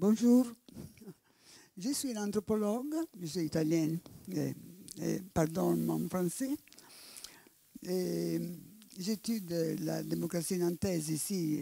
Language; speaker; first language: French; non-native, learner; Italian